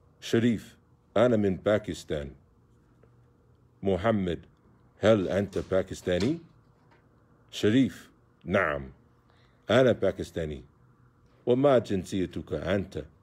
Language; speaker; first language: Arabic; non-native, fluent; English